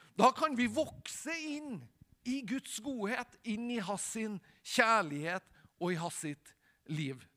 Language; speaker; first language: Norwegian; native; Norwegian